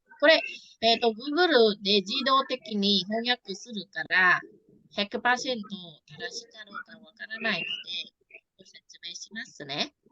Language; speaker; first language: Japanese; non-native, fluent; Vietnamese